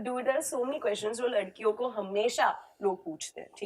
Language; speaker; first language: Hindi; native; Hindi